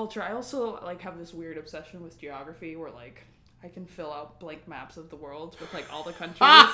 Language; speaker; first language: English; early bilingual, other home language; Spanish